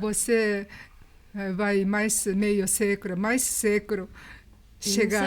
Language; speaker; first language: Portuguese; non-native, learner; Japanese